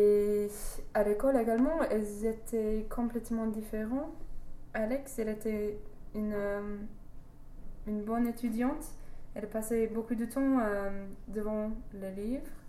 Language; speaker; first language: French; non-native, learner; English